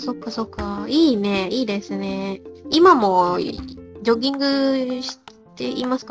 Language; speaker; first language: Japanese; non-native, learner; Malay